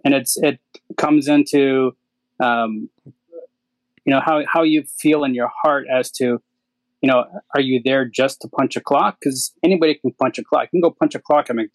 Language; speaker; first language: English; native; English